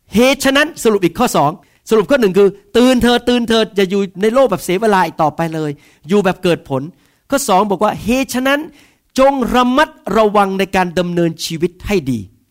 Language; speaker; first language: Thai; native; Thai